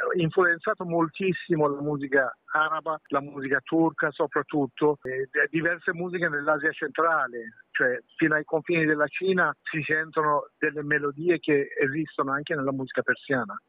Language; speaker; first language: Italian; non-native, fluent; Persian